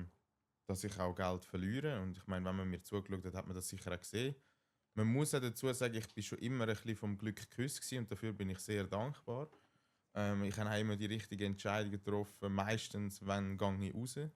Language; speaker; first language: German; native; German